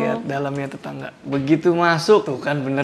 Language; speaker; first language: Indonesian; native; Indonesian